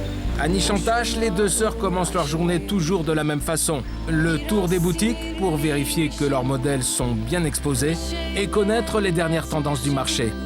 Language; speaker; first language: French; native; French